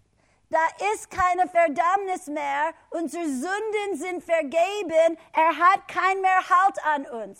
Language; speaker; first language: German; non-native, fluent; English